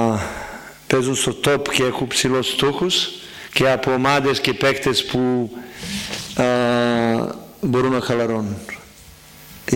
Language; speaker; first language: Greek; non-native, fluent; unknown